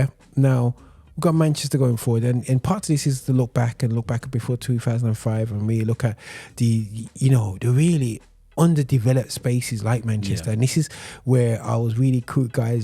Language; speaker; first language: English; native; English